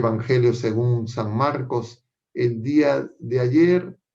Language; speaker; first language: Spanish; native; Spanish